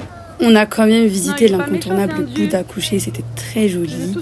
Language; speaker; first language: French; native; French